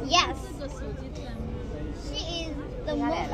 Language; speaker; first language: English; non-native, learner; Chinese